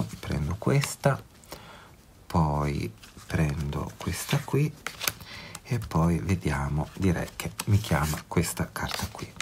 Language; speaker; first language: Italian; native; Italian